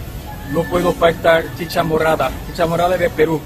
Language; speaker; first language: Spanish; non-native, learner; Korean